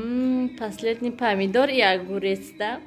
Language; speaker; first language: Russian; non-native, local second language; Tajik